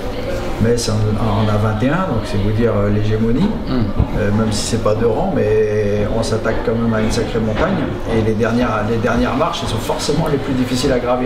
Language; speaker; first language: French; native; French